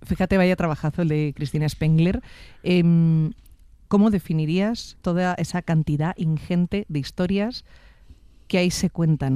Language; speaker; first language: Spanish; native; Spanish